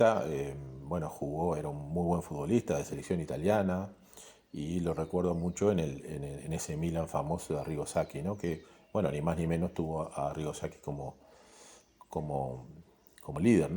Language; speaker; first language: Spanish; native; Spanish